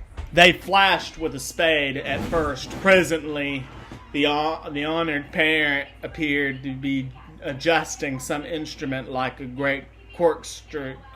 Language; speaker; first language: English; native; English